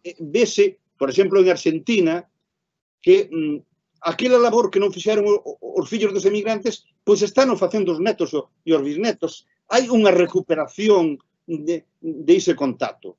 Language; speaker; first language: Galician; native; Galician